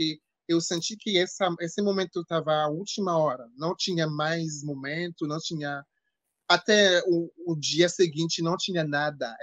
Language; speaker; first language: Portuguese; non-native, fluent; French